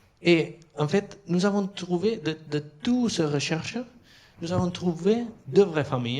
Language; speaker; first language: French; non-native, fluent; Catalan